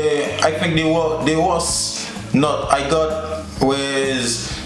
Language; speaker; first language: English; non-native, learner; Haitian Creole